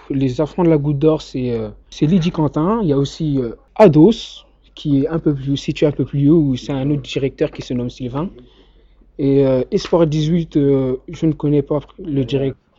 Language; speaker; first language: French; native; French